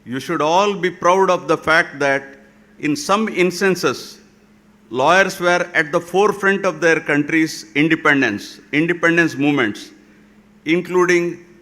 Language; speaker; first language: English; non-native, local second language; Kannada